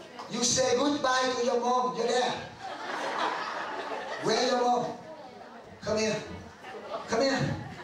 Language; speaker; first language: English; non-native, learner; Vietnamese